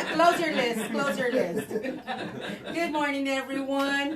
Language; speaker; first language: English; native; English